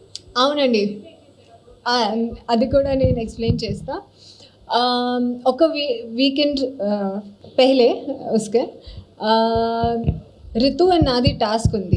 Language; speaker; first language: Telugu; non-native, learner; Hindi